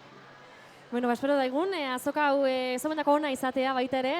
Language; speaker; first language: Basque; native; Basque